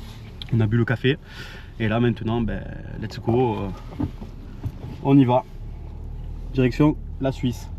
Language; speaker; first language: French; native; French